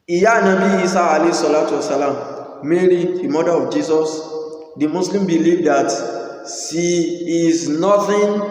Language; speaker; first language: English; non-native, local second language; Yoruba